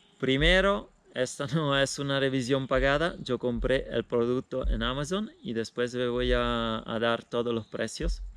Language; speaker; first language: Spanish; non-native, fluent; Italian